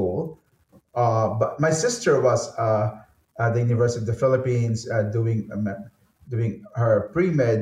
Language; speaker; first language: English; non-native, local second language; Filipino